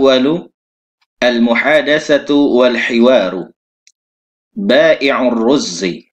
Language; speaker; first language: Arabic; non-native, fluent; Indonesian